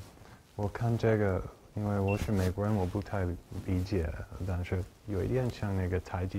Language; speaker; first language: Chinese; non-native, fluent; English